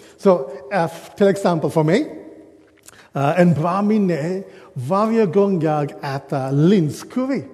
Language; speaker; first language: Swedish; non-native, learner; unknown